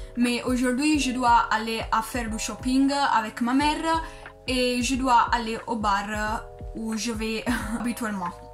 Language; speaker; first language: French; non-native, learner; Italian